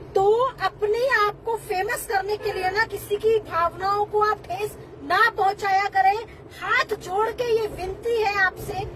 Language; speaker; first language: Hindi; native; Hindi